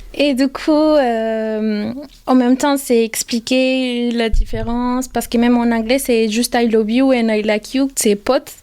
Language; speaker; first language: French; non-native, fluent; Spanish